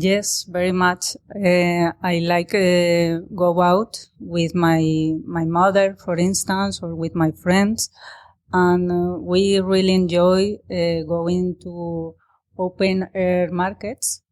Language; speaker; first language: English; non-native, learner; Spanish